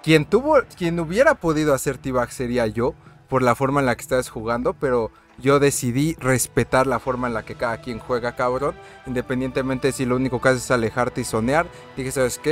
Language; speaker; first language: Spanish; native; Spanish